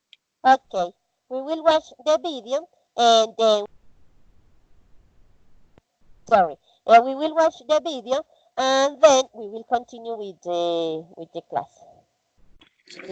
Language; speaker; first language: English; non-native, learner; Spanish